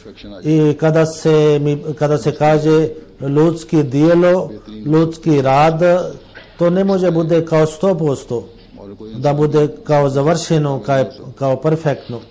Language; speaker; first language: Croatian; non-native, fluent; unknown